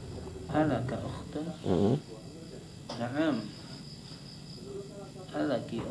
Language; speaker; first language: Arabic; non-native, learner; Indonesian